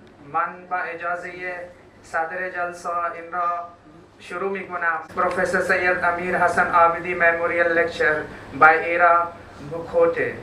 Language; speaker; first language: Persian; non-native, fluent; Hindi